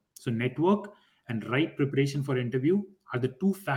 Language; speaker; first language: English; non-native, local second language; Hindi